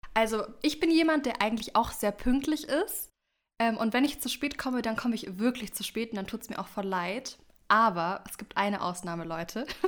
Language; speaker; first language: German; early bilingual, other home language; Amharic